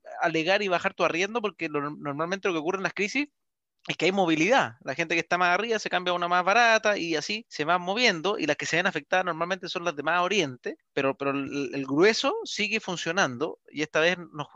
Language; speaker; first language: Spanish; native; Spanish